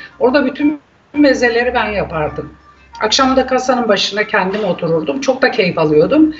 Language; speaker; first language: Turkish; native; Turkish